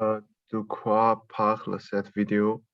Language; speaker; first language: French; non-native, learner; Chinese